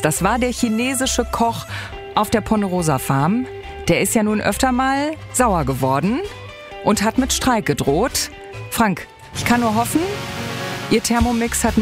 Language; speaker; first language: German; native; German